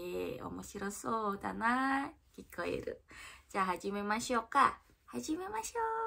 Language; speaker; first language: Japanese; non-native, learner; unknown